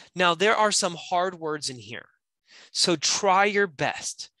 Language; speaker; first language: English; native; English